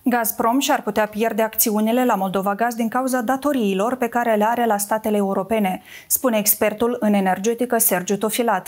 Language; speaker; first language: Romanian; native; Romanian